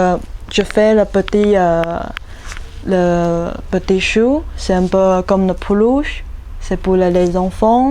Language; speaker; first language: French; non-native, learner; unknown